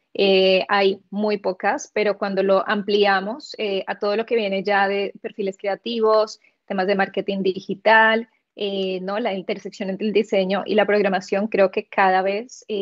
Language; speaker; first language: Spanish; native; Spanish